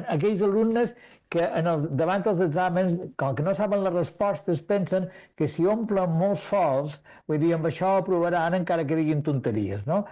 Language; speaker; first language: Catalan; native; Catalan